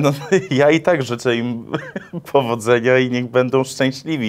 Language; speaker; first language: Polish; early bilingual, heritage; English